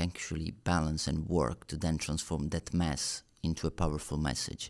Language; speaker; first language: English; non-native, fluent; Italian